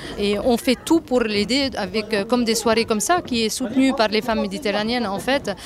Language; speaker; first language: French; non-native, fluent; Arabic